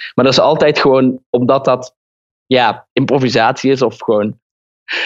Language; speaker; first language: Dutch; native; Dutch